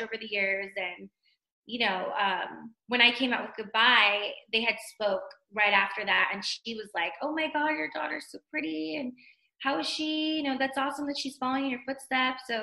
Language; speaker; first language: English; native; English